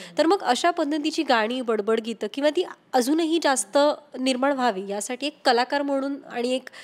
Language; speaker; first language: Marathi; native; Marathi